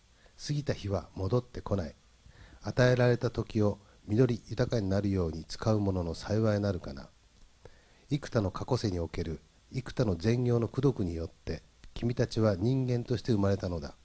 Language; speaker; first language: Japanese; native; Japanese